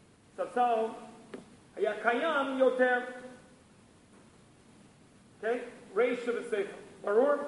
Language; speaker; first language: Hebrew; non-native, fluent; English